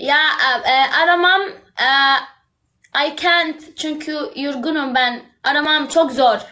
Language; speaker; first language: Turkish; non-native, learner; Arabic